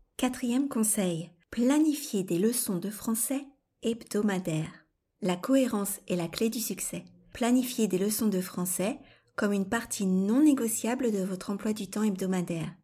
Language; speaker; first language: French; native; French